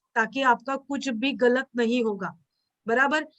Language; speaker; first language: Hindi; non-native, local second language; Marathi